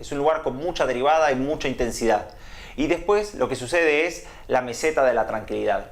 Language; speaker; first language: Spanish; native; Spanish